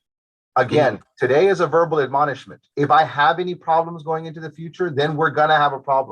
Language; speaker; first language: English; native; English